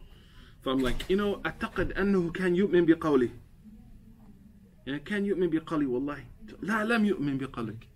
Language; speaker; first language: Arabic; non-native, fluent; English